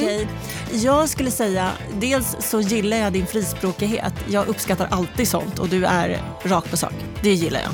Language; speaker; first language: Swedish; native; Swedish